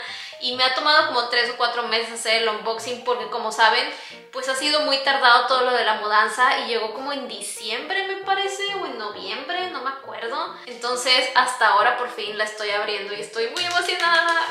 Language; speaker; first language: Spanish; native; Spanish